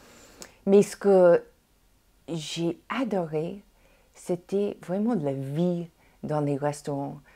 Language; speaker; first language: French; non-native, fluent; English